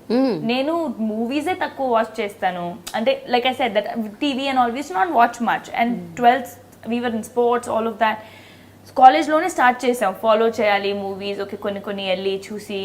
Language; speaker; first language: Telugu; non-native, fluent; Hindi